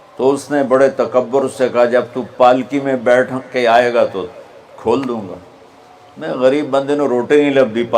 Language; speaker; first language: Urdu; non-native, local second language; Punjabi